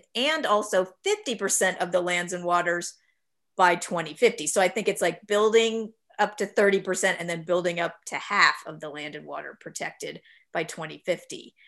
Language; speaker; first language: English; native; English